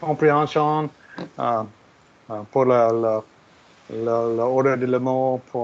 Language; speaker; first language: French; non-native, learner; English